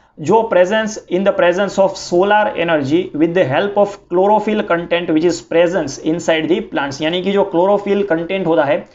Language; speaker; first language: Hindi; non-native, local second language; Gujarati